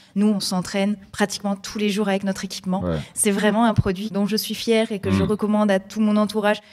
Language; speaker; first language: French; native; French